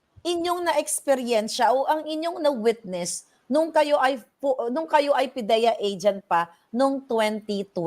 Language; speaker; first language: Filipino; native; Filipino